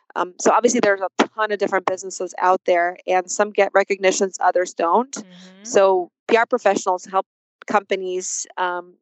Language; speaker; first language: English; early bilingual, other home language; Russian